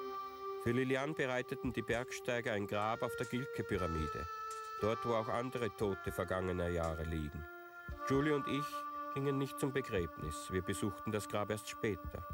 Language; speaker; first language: German; native; German